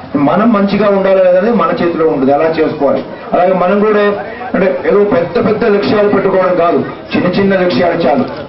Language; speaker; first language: Telugu; non-native, fluent; Malayalam